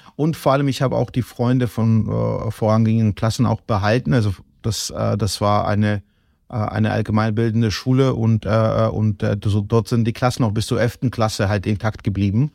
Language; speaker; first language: German; non-native, fluent; Georgian